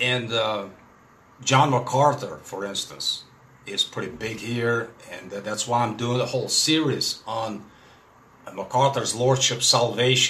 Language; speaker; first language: English; non-native, fluent; Russian